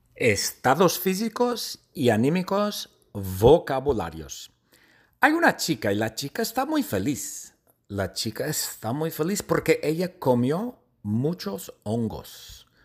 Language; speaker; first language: Spanish; non-native, fluent; English